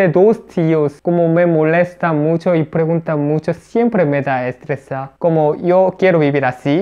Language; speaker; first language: Spanish; non-native, learner; Korean